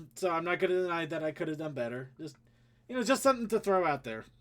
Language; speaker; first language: English; native; English